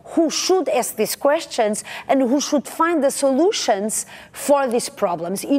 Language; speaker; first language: English; non-native, fluent; Portuguese